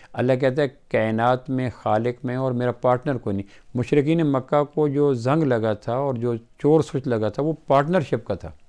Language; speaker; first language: Urdu; native; Urdu